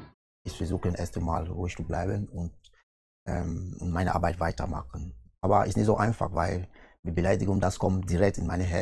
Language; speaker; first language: German; non-native, learner; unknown